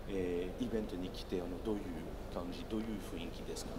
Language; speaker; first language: Japanese; non-native, fluent; French